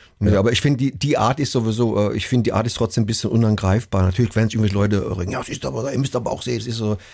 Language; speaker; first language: German; native; German